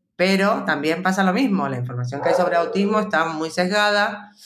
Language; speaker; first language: Spanish; native; Spanish